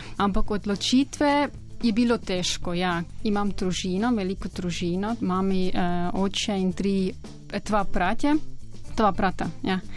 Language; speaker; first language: Slovenian; non-native, learner; Estonian